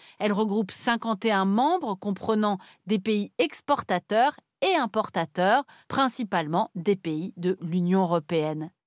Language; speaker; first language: French; native; French